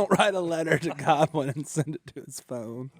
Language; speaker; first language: English; native; English